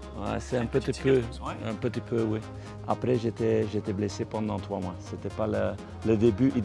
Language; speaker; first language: French; non-native, fluent; Dutch